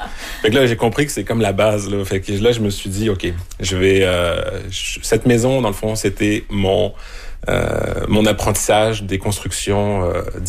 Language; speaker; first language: French; native; French